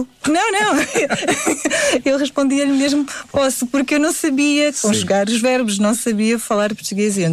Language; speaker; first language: Portuguese; early bilingual, other home language; Indonesian